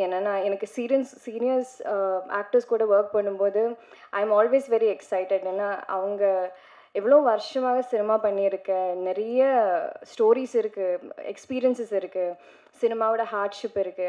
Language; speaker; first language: Tamil; non-native, learner; Malayalam